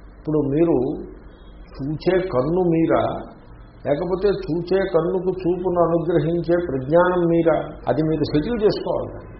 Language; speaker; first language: Telugu; native; Telugu